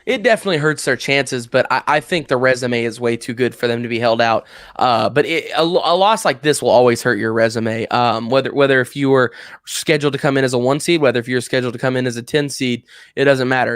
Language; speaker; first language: English; native; English